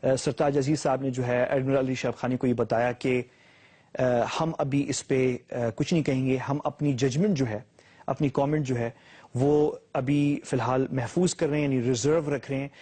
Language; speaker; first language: Urdu; native; Urdu